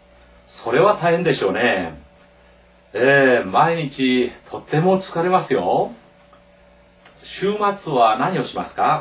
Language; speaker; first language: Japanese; non-native, fluent; Korean